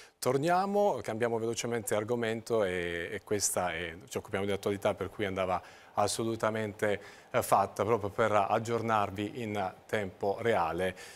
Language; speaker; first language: Italian; native; Italian